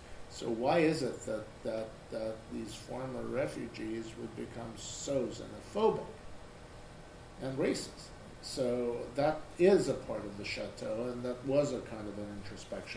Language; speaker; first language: English; non-native, fluent; Russian